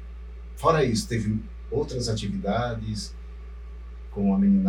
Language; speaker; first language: Portuguese; native; Portuguese